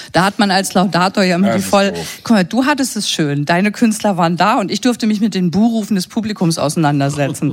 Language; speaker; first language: German; native; German